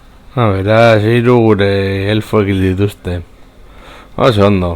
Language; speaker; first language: Basque; native; Basque